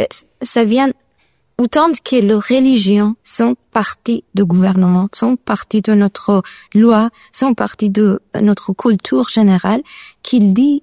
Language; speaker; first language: French; non-native, learner; Persian